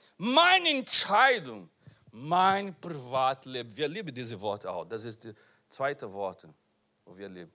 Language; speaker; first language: German; non-native, learner; Portuguese